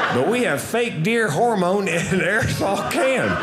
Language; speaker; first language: English; native; English